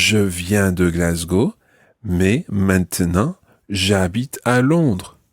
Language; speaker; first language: French; non-native, fluent; English